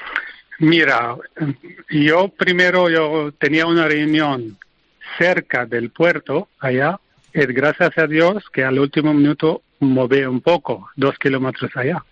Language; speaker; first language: Spanish; non-native, fluent; Arabic